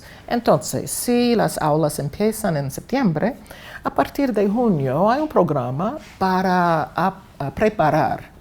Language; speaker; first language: Spanish; non-native, fluent; English